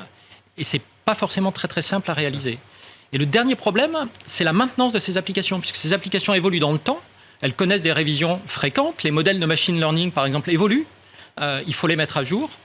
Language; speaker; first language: French; native; French